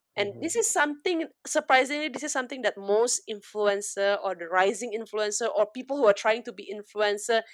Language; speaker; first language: English; non-native, fluent; Indonesian